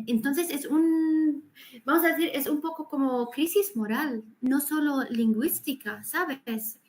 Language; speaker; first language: Spanish; non-native, fluent; Arabic